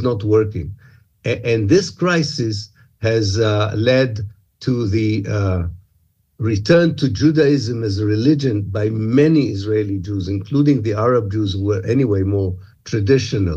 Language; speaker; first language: English; non-native, fluent; Hebrew